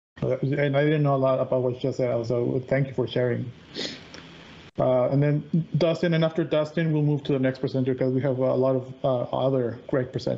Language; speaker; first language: English; native; English